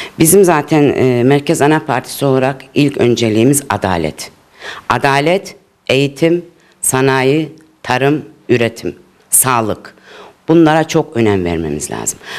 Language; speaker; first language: Turkish; early bilingual, heritage; Turkish